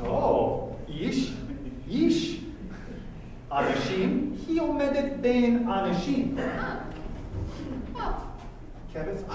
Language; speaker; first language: Hebrew; non-native, fluent; English